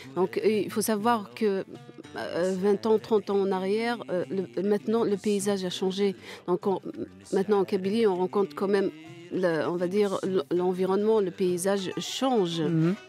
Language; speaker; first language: French; non-native, local second language; Kabyle